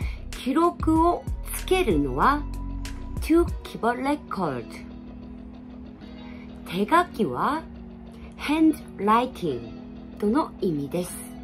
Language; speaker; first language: Japanese; non-native, fluent; Korean